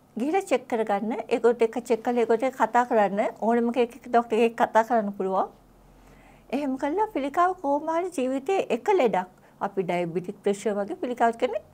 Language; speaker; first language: Sinhala; native; Sinhala